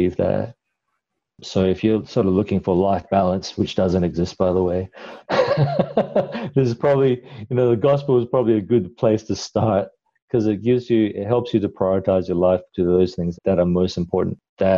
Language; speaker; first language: English; non-native, local second language; Cantonese